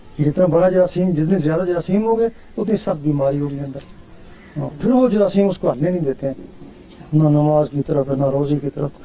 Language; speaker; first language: Urdu; non-native, local second language; Punjabi